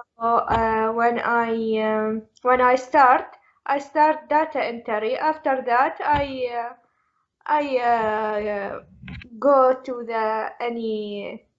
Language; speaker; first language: English; non-native, learner; Arabic